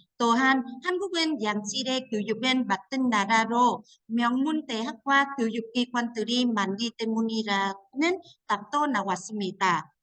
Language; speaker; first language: Korean; non-native, fluent; Vietnamese